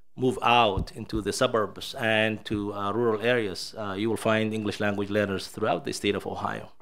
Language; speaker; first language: English; non-native, fluent; Somali